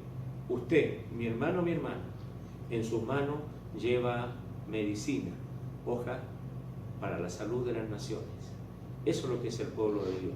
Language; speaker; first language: Spanish; native; Spanish